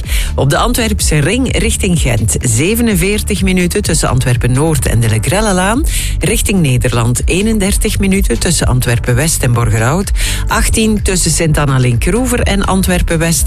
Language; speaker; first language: Dutch; native; Dutch